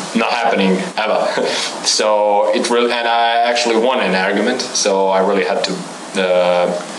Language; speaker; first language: English; non-native, fluent; Croatian